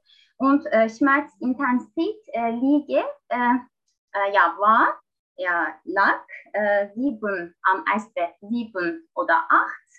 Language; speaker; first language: German; non-native, learner; Turkish